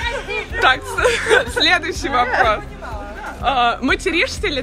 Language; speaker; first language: Russian; native; Russian